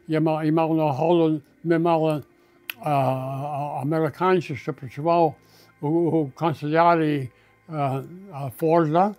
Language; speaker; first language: Ukrainian; early bilingual, heritage; Ukrainian